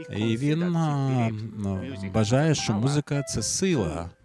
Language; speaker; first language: Ukrainian; non-native, fluent; Japanese